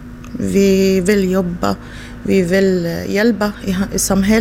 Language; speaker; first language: Swedish; non-native, learner; Arabic